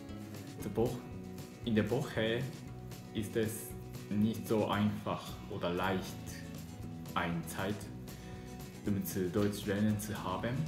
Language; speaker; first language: German; non-native, learner; Japanese